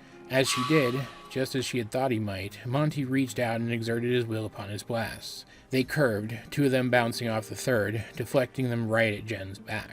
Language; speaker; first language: English; native; English